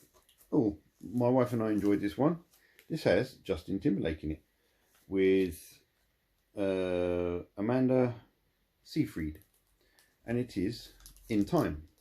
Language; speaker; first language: English; native; English